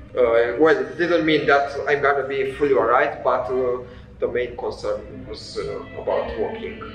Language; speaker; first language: English; non-native, fluent; Romanian